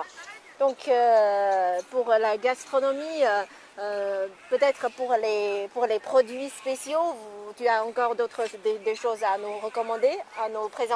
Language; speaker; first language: French; non-native, fluent; Chinese